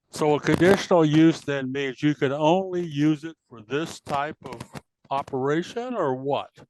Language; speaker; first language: English; native; English